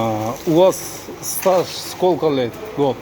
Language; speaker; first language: Russian; non-native, local second language; Uzbek